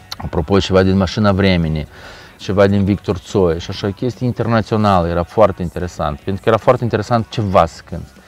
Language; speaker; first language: Romanian; non-native, local second language; Russian